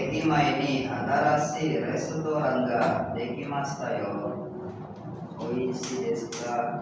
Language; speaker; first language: Japanese; non-native, learner; Indonesian